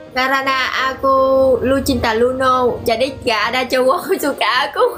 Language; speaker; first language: Indonesian; non-native, learner; Vietnamese